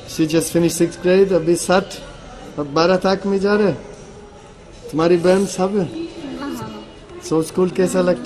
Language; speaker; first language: Hindi; non-native, learner; English